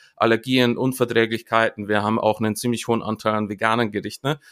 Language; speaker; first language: German; native; German